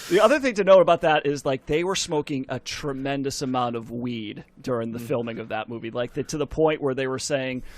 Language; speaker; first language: English; native; English